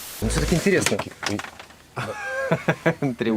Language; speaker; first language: Russian; native; Russian